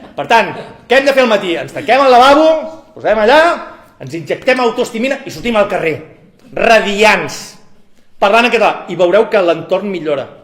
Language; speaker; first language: Catalan; native; Catalan